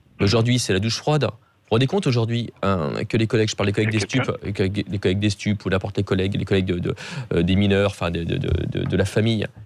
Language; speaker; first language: French; native; French